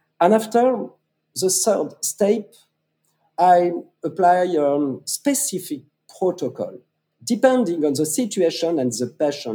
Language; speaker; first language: English; non-native, fluent; French